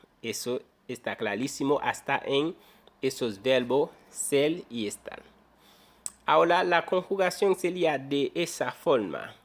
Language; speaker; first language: Spanish; non-native, fluent; Haitian Creole